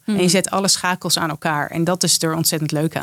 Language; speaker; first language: Dutch; native; Dutch